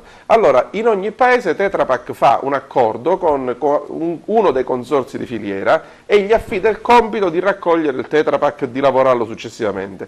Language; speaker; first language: Italian; native; Italian